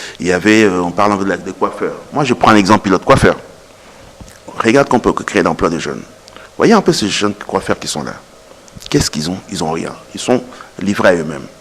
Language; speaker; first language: French; non-native, local second language; Lingala